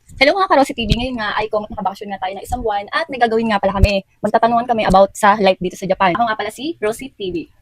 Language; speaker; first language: Filipino; native; Filipino